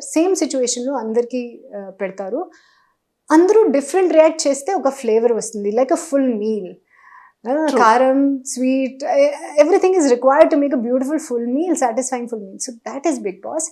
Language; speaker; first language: Telugu; non-native, fluent; Hindi